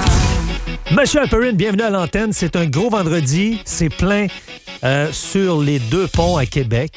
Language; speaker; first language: French; native; French